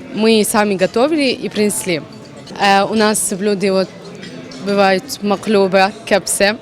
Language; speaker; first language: Russian; non-native, fluent; Arabic